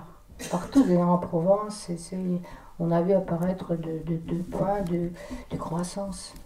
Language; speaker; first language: French; non-native, fluent; Russian